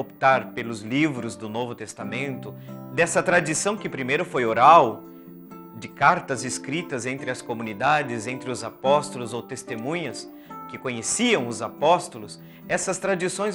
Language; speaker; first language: Portuguese; native; Portuguese